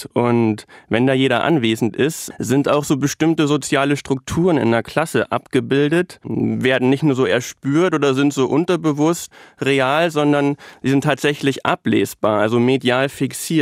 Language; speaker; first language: German; native; German